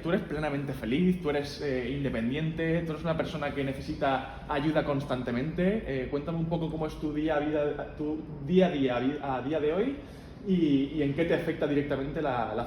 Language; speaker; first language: Spanish; native; Spanish